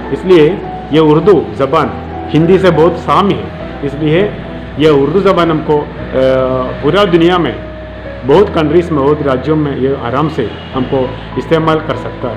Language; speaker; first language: Hindi; non-native, local second language; Malayalam